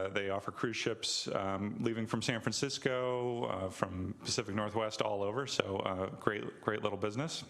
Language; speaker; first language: English; native; English